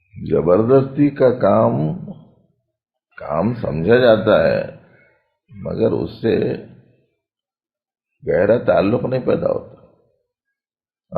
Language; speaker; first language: Urdu; native; Urdu